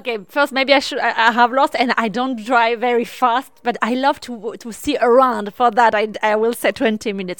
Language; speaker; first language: English; non-native, learner; French